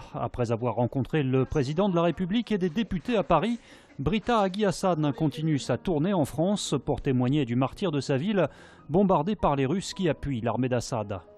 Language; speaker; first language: French; native; French